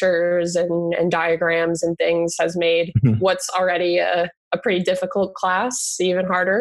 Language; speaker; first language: English; native; English